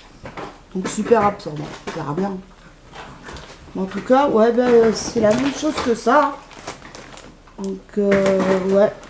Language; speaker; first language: French; native; French